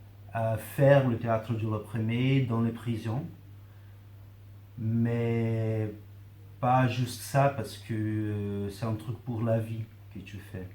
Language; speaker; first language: French; non-native, fluent; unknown